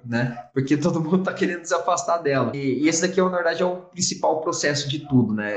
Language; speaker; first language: Portuguese; native; Portuguese